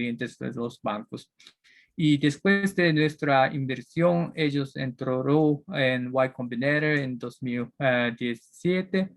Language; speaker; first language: Spanish; non-native, learner; Japanese